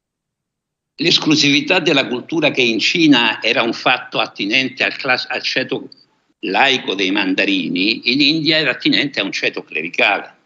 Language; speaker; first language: Italian; native; Italian